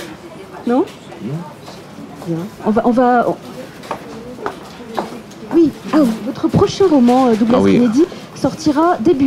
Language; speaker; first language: French; native; French